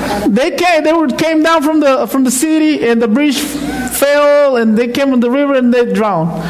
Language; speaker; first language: English; non-native, fluent; Spanish